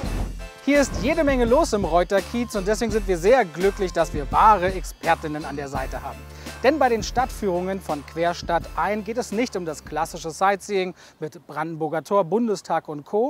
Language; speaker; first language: German; native; German